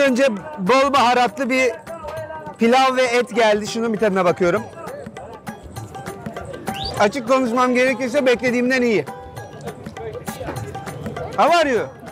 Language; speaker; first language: Turkish; native; Turkish